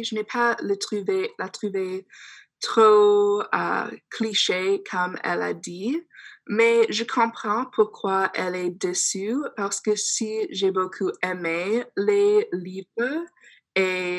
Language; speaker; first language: French; non-native, fluent; English